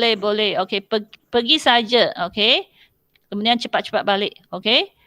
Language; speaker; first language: Malay; non-native, local second language; Chinese